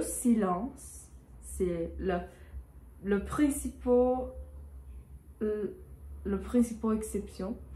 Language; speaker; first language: French; non-native, learner; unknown